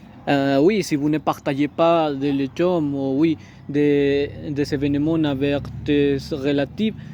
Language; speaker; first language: French; non-native, learner; Spanish